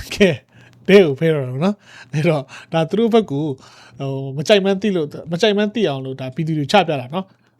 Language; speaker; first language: Burmese; native; Burmese